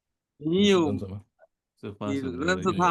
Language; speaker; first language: Chinese; early bilingual, heritage; Chinese